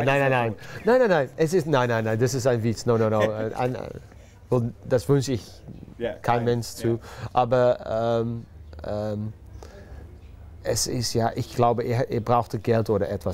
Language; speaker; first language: German; non-native, learner; Dutch